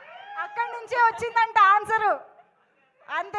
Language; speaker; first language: Telugu; native; Telugu